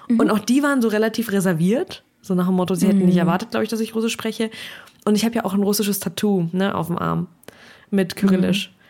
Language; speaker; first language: German; early bilingual, other home language; Russian